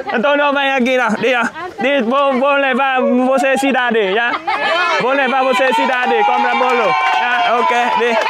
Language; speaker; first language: Portuguese; non-native, learner; Vietnamese